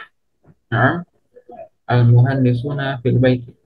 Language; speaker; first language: Arabic; non-native, learner; Indonesian